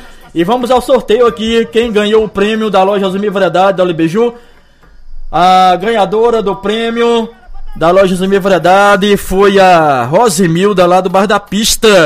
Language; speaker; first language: Portuguese; native; Portuguese